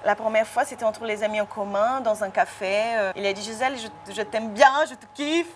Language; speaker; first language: French; non-native, fluent; Portuguese